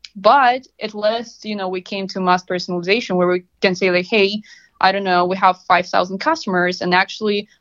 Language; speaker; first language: English; non-native, fluent; Russian